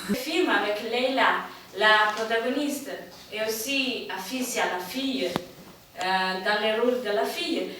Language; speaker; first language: French; non-native, learner; Spanish